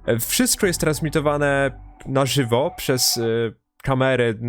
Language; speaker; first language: Polish; native; Polish